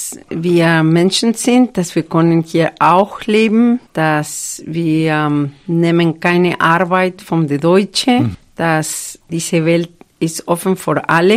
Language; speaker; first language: German; non-native, fluent; Spanish